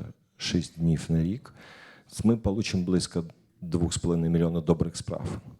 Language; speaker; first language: Ukrainian; non-native, local second language; Russian